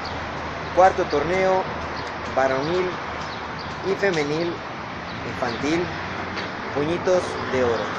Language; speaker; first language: Spanish; native; Spanish